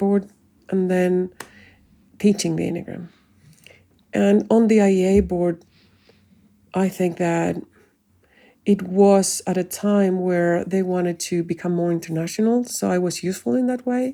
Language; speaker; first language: English; non-native, fluent; Spanish